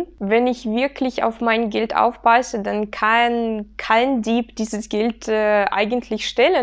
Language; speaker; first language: German; non-native, fluent; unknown